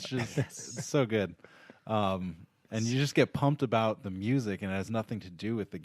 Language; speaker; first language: English; native; English